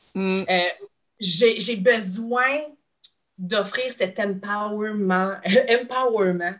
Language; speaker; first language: French; native; French